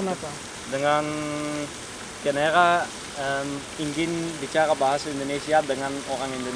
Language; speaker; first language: Indonesian; non-native, learner; Dutch